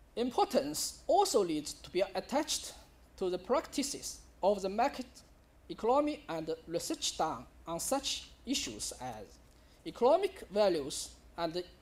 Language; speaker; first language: English; non-native, learner; Chinese